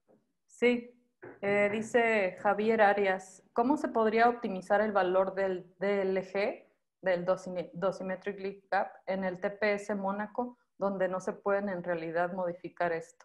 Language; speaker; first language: Spanish; native; Spanish